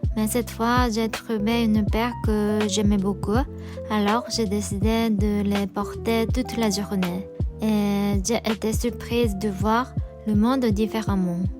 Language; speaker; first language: French; non-native, fluent; Japanese